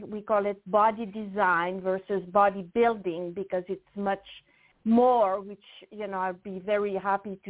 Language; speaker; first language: English; non-native, fluent; French